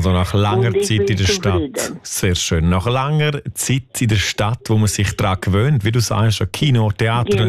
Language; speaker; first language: German; native; German